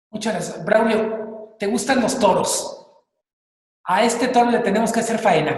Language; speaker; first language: Spanish; native; Spanish